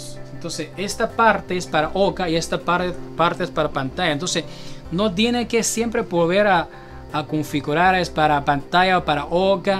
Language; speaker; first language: Spanish; non-native, learner; Chinese